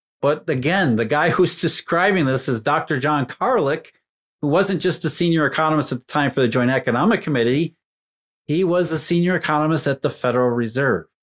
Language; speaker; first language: English; native; English